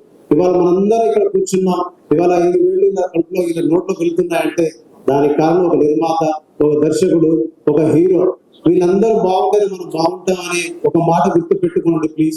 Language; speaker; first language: Telugu; native; Telugu